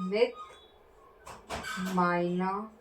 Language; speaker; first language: German; non-native, fluent; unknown